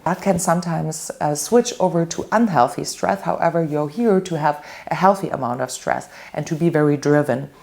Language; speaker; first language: English; non-native, fluent; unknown